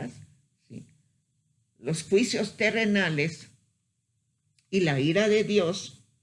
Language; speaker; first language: Spanish; native; Spanish